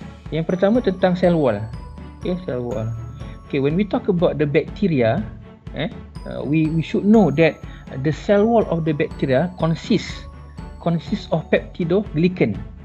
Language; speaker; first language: English; non-native, local second language; Malay